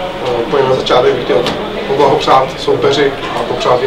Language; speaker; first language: Russian; non-native, learner; Czech